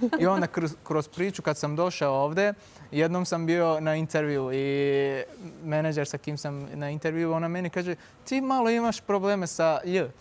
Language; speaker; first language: Serbian; non-native, fluent; Turkish